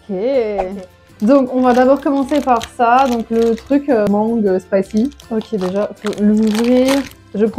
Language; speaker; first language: French; native; French